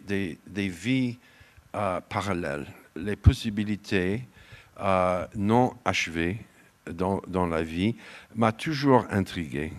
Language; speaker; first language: French; non-native, fluent; English